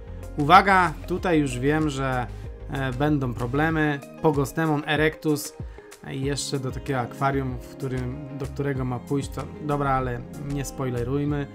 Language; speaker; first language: Polish; native; Polish